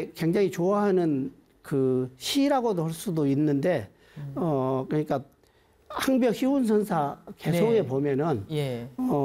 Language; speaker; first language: Korean; native; Korean